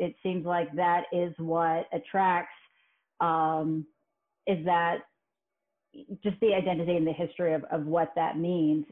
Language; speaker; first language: English; native; English